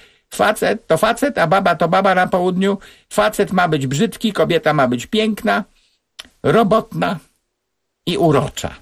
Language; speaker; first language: Polish; native; Polish